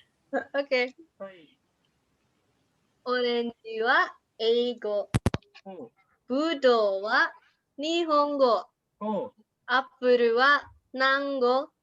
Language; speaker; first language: Japanese; non-native, learner; Indonesian